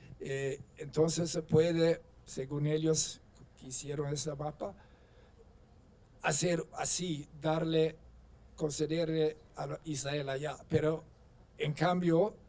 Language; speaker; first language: Spanish; non-native, fluent; Swedish